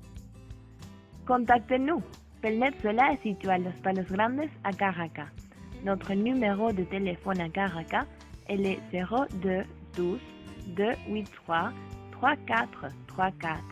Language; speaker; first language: French; non-native, learner; Spanish